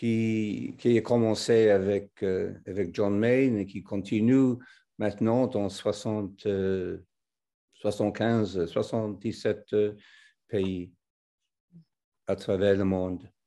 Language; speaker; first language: French; non-native, fluent; English